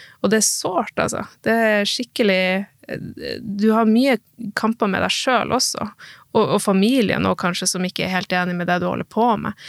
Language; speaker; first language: Norwegian; native; Norwegian